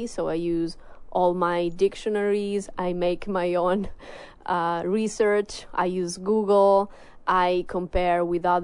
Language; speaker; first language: English; non-native, fluent; Italian